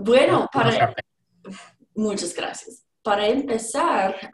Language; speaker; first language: Spanish; non-native, learner; English